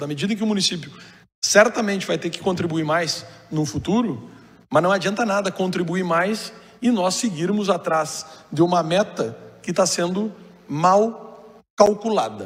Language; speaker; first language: Portuguese; native; Portuguese